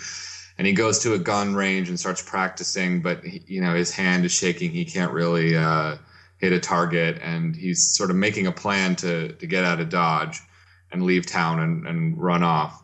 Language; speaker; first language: English; native; English